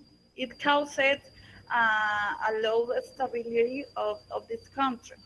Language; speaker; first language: English; non-native, learner; Spanish